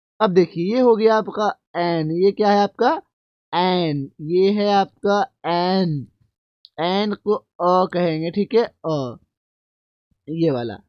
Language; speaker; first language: Hindi; native; Hindi